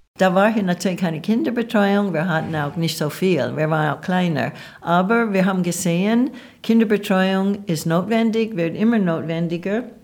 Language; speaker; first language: German; non-native, fluent; English